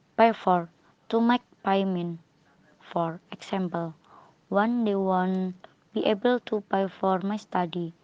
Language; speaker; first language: English; non-native, learner; Indonesian